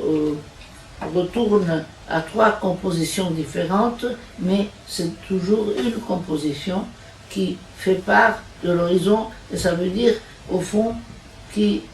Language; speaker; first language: French; non-native, fluent; Italian